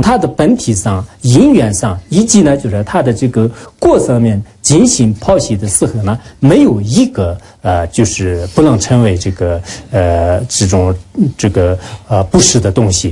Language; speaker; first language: Chinese; non-native, local second language; Tibetan